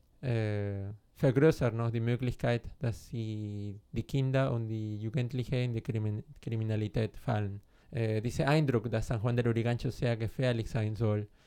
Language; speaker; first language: German; non-native, fluent; Spanish